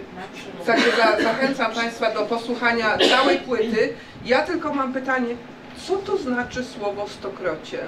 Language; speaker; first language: Polish; native; Polish